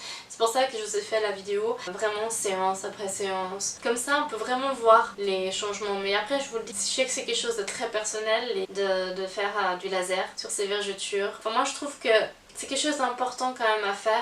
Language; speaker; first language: French; native; French